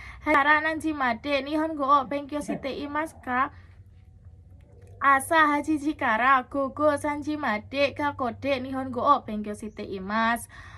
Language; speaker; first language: Japanese; non-native, learner; Indonesian